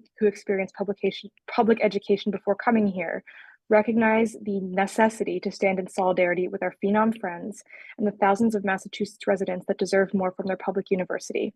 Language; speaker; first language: English; native; English